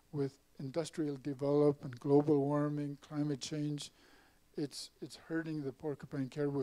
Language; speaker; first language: English; native; English